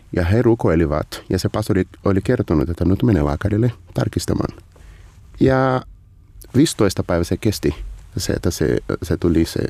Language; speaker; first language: Finnish; non-native, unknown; Portuguese